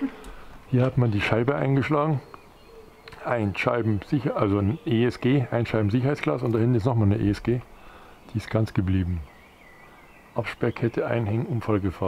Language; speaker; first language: German; native; German